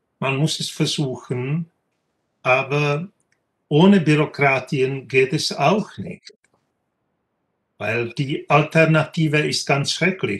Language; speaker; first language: German; non-native, fluent; Czech